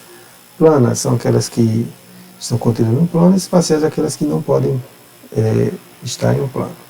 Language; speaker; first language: Portuguese; native; Portuguese